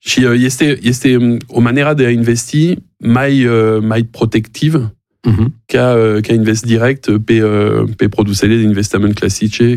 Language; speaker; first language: Romanian; non-native, learner; French